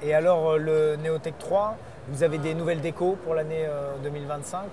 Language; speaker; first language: French; native; French